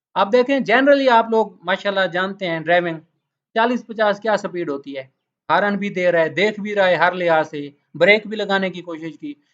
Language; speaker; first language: Urdu; native; Urdu